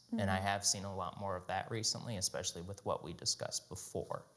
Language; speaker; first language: English; native; English